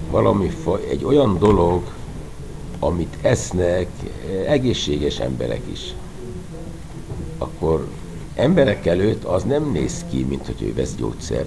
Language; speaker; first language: Hungarian; non-native, fluent; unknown